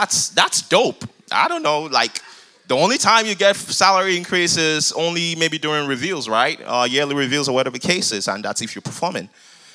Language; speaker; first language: English; non-native, local second language; Yoruba